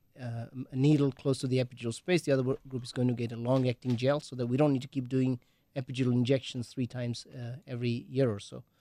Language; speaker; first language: English; native; English